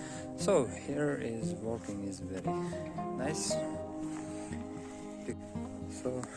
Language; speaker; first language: English; non-native, learner; Uzbek